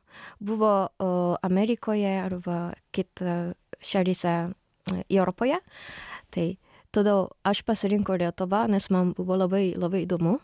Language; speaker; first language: Lithuanian; non-native, learner; Japanese